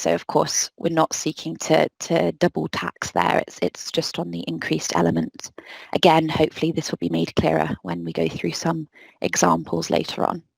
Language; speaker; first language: English; native; English